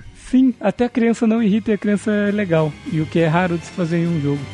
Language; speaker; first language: Portuguese; native; Portuguese